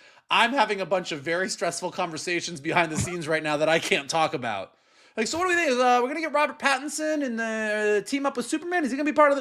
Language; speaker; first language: English; native; English